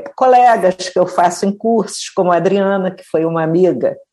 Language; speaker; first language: Portuguese; native; Portuguese